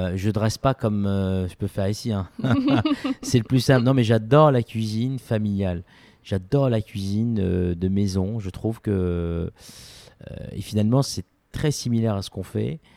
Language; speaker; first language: French; non-native, local second language; Arabic